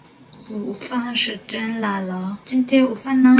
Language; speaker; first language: Chinese; non-native, learner; Korean